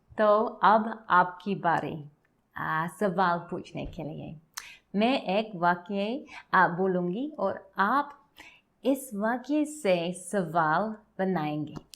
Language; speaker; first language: Hindi; non-native, learner; English